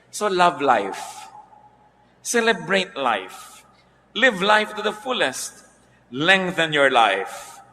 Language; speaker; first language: English; non-native, local second language; Filipino